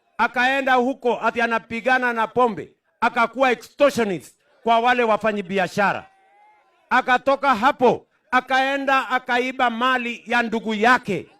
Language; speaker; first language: Swahili; non-native, local second language; Kalenjin